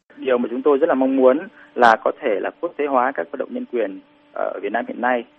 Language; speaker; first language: Vietnamese; native; Vietnamese